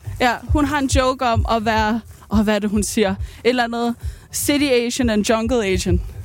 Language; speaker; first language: Danish; native; Danish